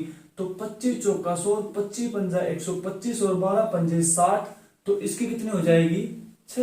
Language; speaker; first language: Hindi; native; Hindi